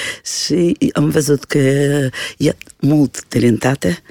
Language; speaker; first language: Romanian; non-native, local second language; Russian